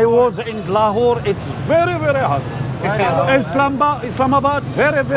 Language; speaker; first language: English; non-native, learner; Arabic